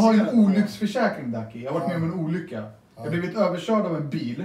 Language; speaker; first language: Swedish; native; Swedish